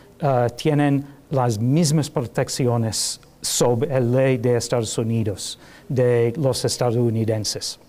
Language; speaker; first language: Spanish; non-native, learner; English